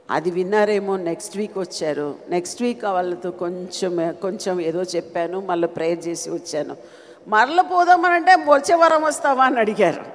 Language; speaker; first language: Telugu; non-native, fluent; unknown